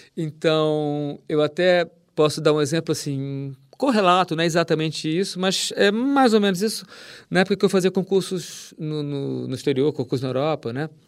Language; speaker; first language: Portuguese; native; Portuguese